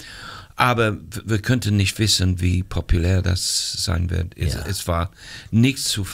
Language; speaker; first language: German; non-native, fluent; English